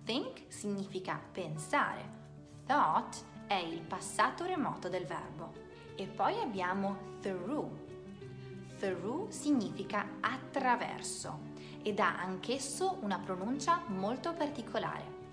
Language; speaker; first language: Italian; native; Italian